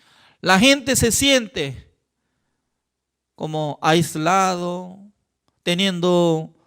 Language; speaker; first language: Spanish; non-native, fluent; Korean